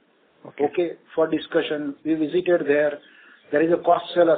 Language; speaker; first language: English; non-native, local second language; Gujarati